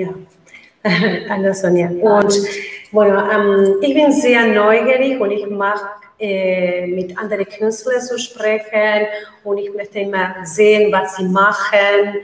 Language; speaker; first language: German; non-native, learner; Spanish